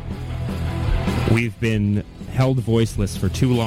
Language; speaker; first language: English; native; English